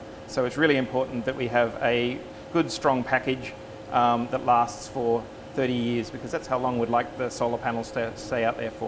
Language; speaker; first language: English; native; English